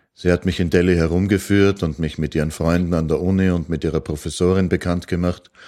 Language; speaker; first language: German; native; German